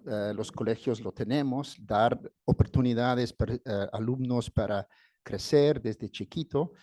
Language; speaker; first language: Spanish; non-native, fluent; English